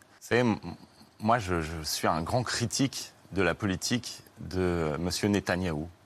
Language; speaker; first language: French; native; French